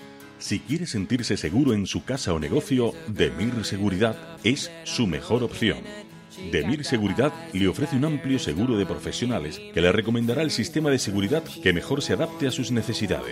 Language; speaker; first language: Spanish; native; Spanish